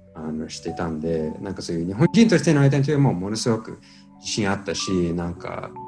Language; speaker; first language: Japanese; non-native, fluent; English